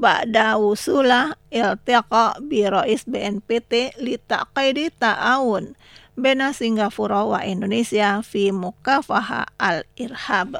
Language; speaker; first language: Arabic; non-native, learner; Indonesian